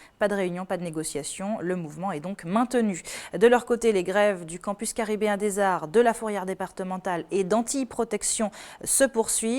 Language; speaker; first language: French; native; French